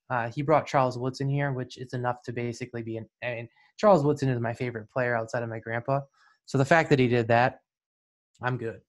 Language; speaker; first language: English; native; English